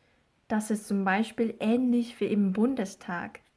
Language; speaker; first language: German; non-native, fluent; Korean